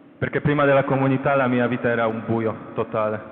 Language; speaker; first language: Italian; non-native, fluent; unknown